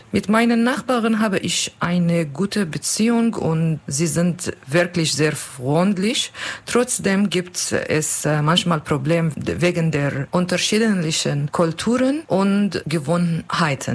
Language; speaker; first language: German; non-native, learner; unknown